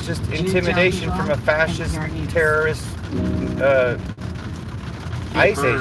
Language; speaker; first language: English; native; English